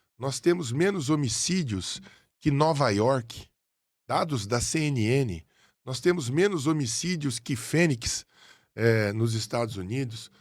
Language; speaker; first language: Portuguese; native; Portuguese